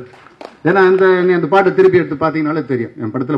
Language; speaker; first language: Tamil; native; Tamil